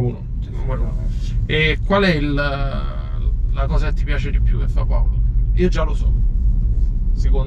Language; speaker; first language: Italian; native; Italian